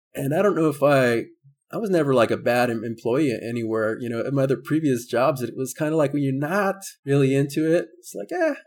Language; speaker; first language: English; native; English